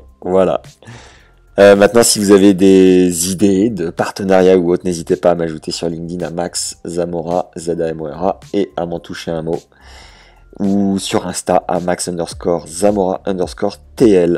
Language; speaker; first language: French; native; French